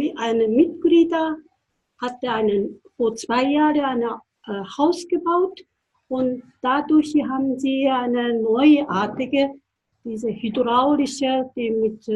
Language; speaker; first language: German; non-native, fluent; Japanese